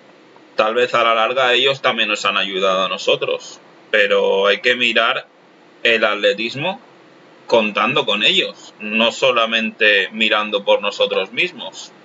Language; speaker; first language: Spanish; non-native, local second language; Catalan